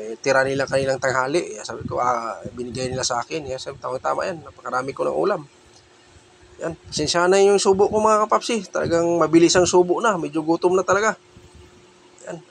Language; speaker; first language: Filipino; non-native, local second language; Cebuano